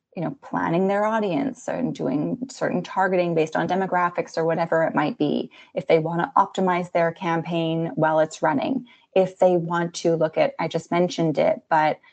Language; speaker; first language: English; native; English